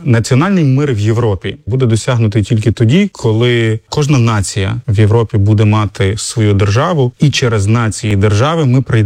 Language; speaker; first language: Ukrainian; native; Ukrainian